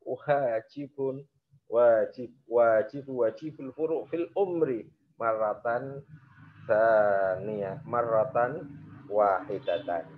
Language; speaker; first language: Arabic; non-native, fluent; Indonesian